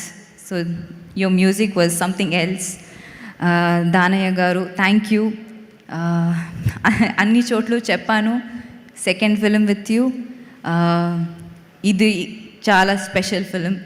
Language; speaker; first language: Telugu; non-native, learner; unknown